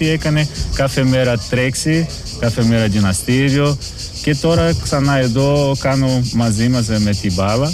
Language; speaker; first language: Greek; non-native, learner; Portuguese